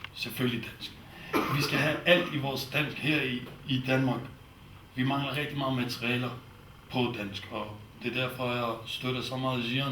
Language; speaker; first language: Danish; non-native, fluent; Kurdish